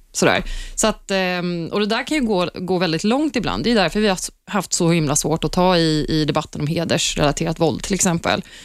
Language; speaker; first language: Swedish; early bilingual, other home language; Turkish